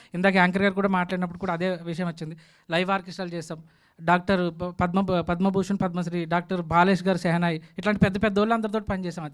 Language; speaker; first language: Telugu; native; Telugu